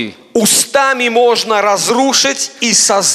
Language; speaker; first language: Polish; non-native, learner; Russian